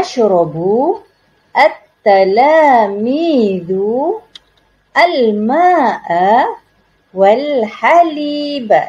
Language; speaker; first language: Arabic; non-native, learner; Malay